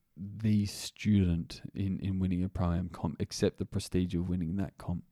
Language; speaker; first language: English; native; English